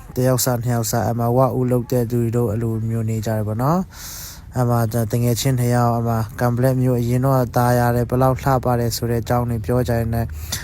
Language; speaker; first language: Burmese; non-native, local second language; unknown